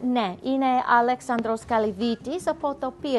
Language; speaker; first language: Greek; non-native, learner; English